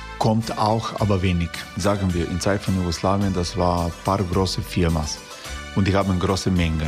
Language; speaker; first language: German; non-native, learner; Croatian